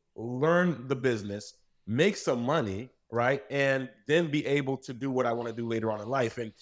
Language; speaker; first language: English; native; English